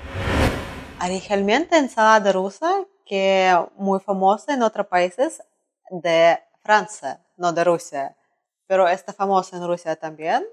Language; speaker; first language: Spanish; non-native, learner; Russian